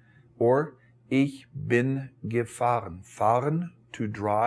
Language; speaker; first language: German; non-native, fluent; English